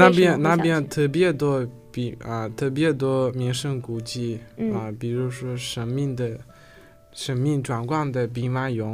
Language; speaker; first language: Chinese; non-native, learner; Uzbek